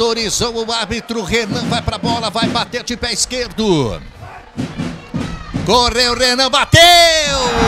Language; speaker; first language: Portuguese; native; Portuguese